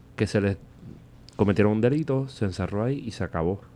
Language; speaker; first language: Spanish; native; Spanish